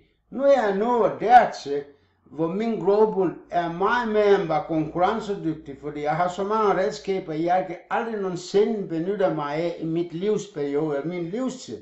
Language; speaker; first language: Danish; non-native, fluent; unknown